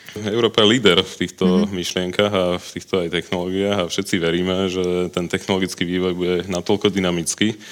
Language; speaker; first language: Slovak; native; Slovak